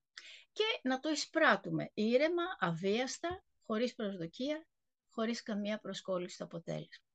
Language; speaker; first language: Greek; native; Greek